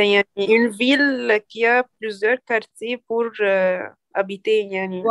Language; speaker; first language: French; non-native, learner; Arabic